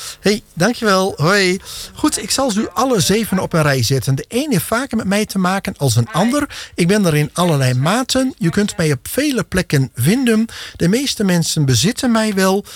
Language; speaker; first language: Dutch; native; Dutch